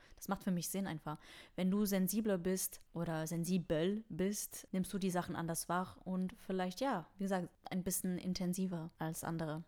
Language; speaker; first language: German; non-native, fluent; French